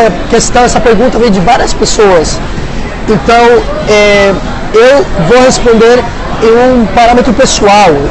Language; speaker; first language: Portuguese; non-native, fluent; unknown